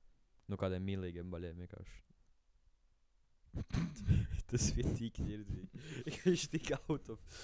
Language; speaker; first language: Latvian; native; Latvian